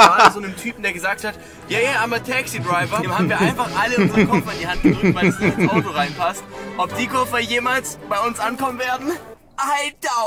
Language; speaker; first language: German; native; German